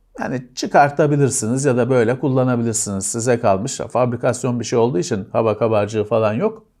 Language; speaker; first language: Turkish; native; Turkish